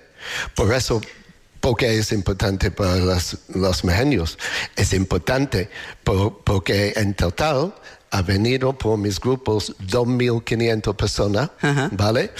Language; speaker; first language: Spanish; non-native, fluent; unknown